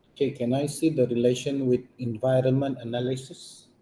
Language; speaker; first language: English; non-native, local second language; Malay